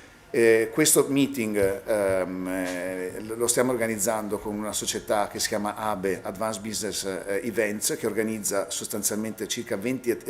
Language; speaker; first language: Italian; native; Italian